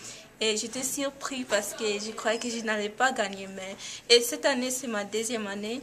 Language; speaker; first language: French; non-native, learner; English